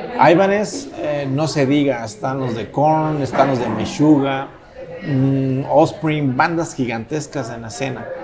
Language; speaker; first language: Spanish; native; Spanish